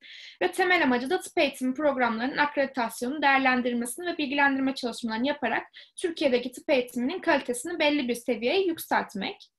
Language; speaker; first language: Turkish; native; Turkish